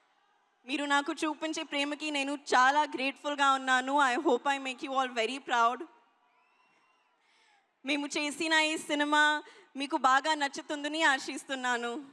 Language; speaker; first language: Telugu; non-native, learner; Hindi